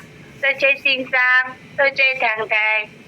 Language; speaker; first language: Cantonese; non-native, learner; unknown